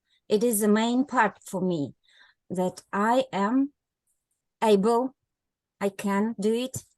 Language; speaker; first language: English; non-native, learner; Russian